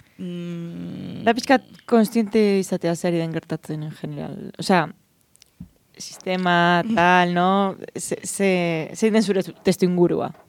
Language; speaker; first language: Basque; non-native, local second language; Spanish